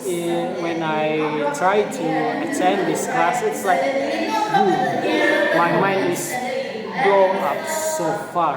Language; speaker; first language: English; non-native, learner; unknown